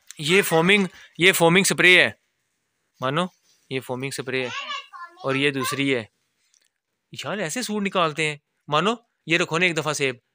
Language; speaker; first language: Urdu; non-native, local second language; Punjabi